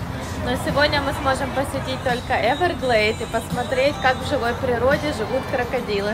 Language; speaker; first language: Russian; native; Russian